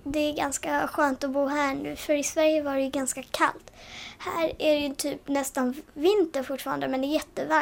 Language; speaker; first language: Swedish; early bilingual, heritage; Swedish